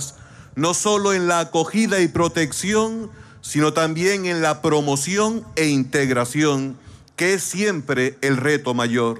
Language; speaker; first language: Spanish; native; Spanish